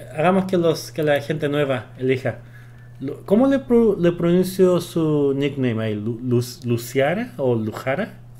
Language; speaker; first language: Spanish; early bilingual, other home language; Korean